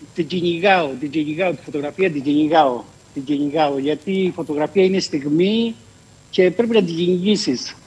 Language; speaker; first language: Greek; native; Greek